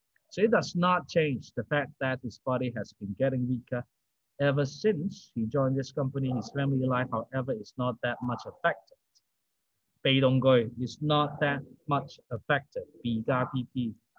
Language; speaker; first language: English; non-native, local second language; Cantonese